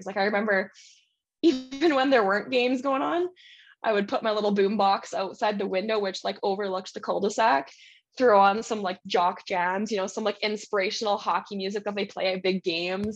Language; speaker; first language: English; native; English